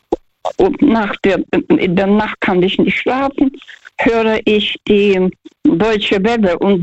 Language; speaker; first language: German; non-native, fluent; Russian